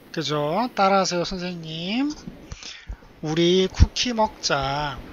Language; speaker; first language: Korean; native; Korean